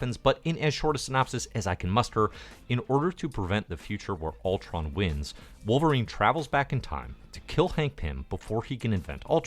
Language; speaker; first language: English; native; English